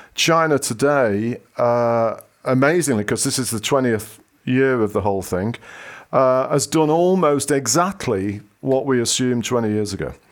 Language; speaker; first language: English; native; English